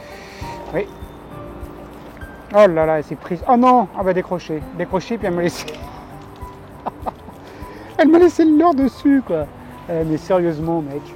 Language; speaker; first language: French; native; French